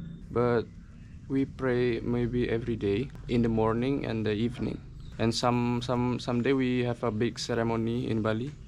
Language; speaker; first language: English; non-native, learner; Balinese